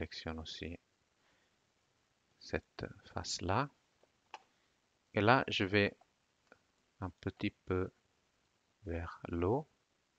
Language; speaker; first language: French; non-native, fluent; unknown